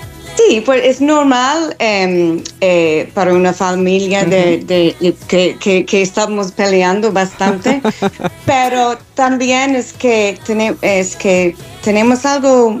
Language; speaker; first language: Spanish; non-native, fluent; English